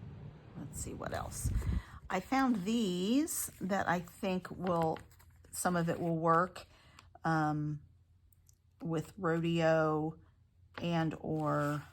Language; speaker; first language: English; native; English